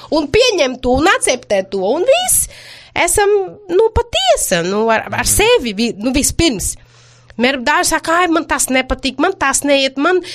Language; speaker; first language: Latvian; non-native, fluent; Portuguese